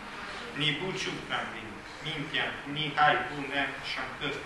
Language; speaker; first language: Chinese; non-native, learner; Italian